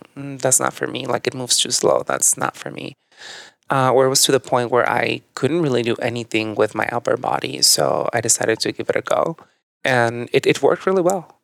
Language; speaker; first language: English; early bilingual, other home language; Spanish